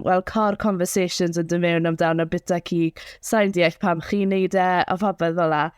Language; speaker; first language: Welsh; native; Welsh